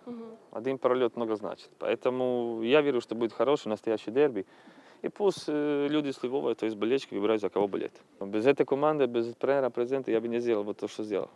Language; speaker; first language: Russian; non-native, fluent; Croatian